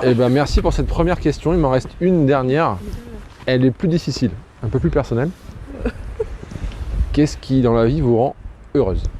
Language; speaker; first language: French; native; French